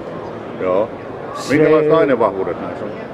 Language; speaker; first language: Finnish; native; Finnish